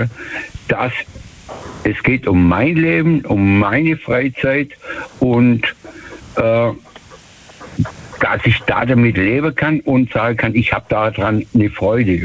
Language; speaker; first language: German; native; German